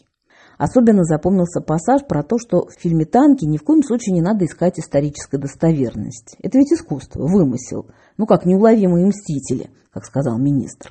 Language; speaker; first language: Russian; native; Russian